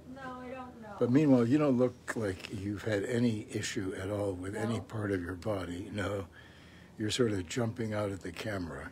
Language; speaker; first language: English; native; English